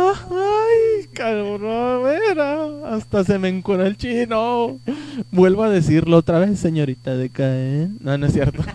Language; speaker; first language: Spanish; native; Spanish